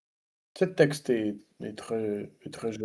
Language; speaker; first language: French; non-native, learner; Russian